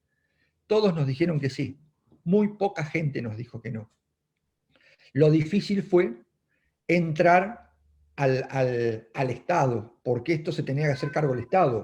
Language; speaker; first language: Spanish; native; Spanish